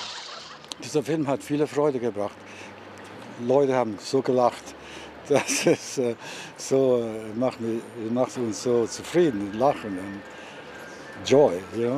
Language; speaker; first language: German; early bilingual, heritage; German